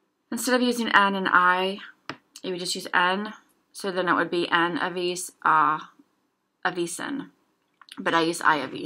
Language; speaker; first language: English; native; English